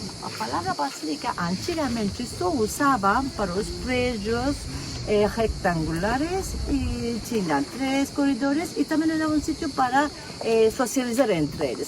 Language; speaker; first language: Portuguese; non-native, fluent; Turkish